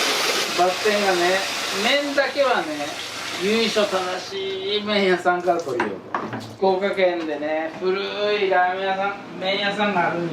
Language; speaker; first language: Japanese; native; Japanese